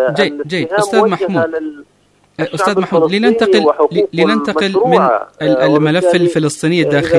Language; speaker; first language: Arabic; native; Arabic